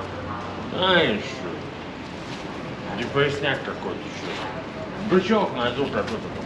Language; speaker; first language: Russian; native; Russian